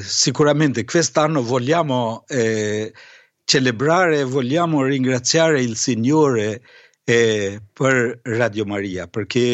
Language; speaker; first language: Italian; non-native, fluent; Albanian